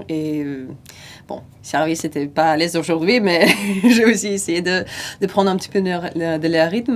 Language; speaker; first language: French; non-native, fluent; Russian